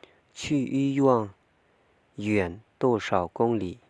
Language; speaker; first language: Chinese; non-native, learner; Hmong